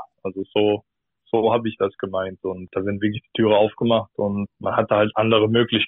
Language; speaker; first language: German; native; German